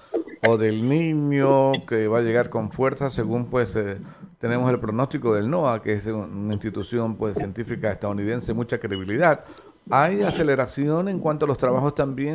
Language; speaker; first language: Spanish; native; Spanish